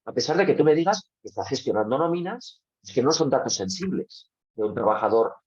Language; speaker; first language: Spanish; non-native, local second language; Catalan